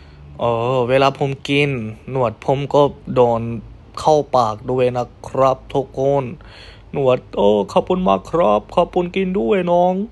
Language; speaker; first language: Thai; non-native, fluent; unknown